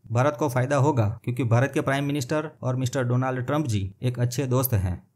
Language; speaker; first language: Hindi; native; Hindi